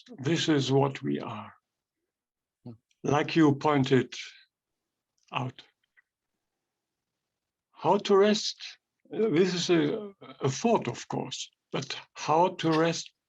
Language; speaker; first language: English; non-native, fluent; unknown